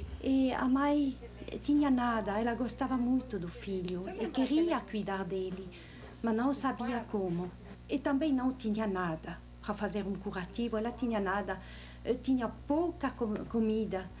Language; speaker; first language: Portuguese; non-native, fluent; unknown